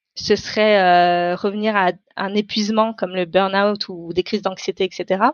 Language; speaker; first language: French; non-native, local second language; Tamil